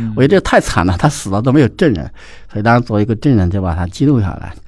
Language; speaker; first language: Chinese; native; Chinese